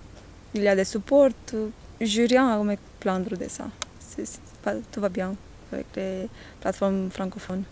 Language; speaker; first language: French; non-native, learner; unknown